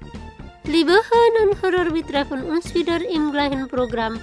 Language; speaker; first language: German; non-native, fluent; Indonesian